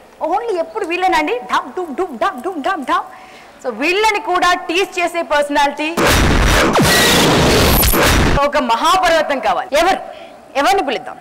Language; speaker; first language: Telugu; native; Telugu